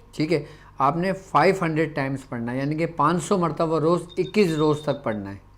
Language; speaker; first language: Urdu; native; Urdu